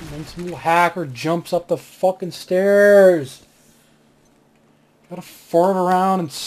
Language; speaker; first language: English; native; English